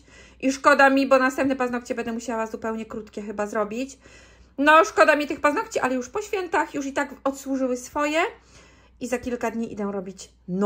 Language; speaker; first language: Polish; native; Polish